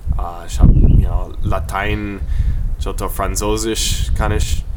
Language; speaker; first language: German; non-native, learner; English